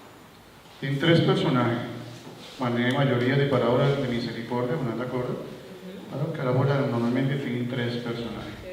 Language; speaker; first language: Spanish; non-native, learner; Papiamento